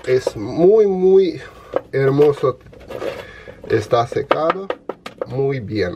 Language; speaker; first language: Spanish; non-native, learner; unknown